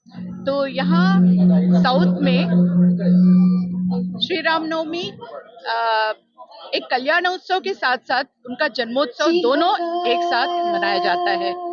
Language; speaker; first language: Hindi; non-native, local second language; Telugu